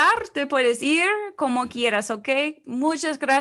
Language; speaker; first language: Spanish; non-native, fluent; English